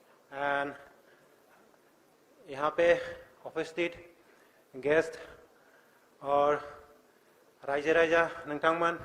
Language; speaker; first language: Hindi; non-native, local second language; Bodo